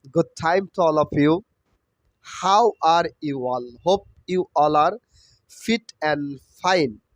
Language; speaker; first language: English; non-native, local second language; Bangla